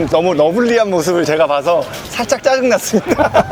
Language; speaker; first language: Korean; native; Korean